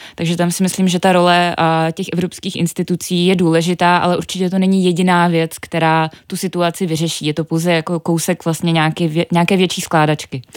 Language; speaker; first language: Czech; native; Czech